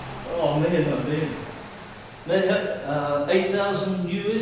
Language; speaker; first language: English; native; English